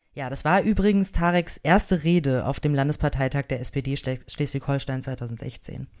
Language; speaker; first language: German; native; German